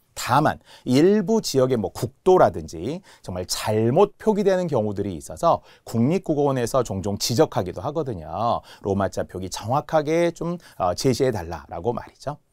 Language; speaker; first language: Korean; native; Korean